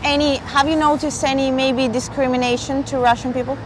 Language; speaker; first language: English; non-native, fluent; Spanish